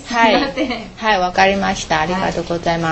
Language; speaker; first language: Japanese; non-native, learner; Chinese